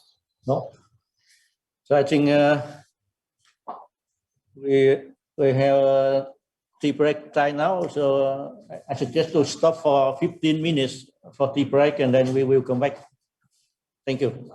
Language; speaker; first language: English; non-native, fluent; Vietnamese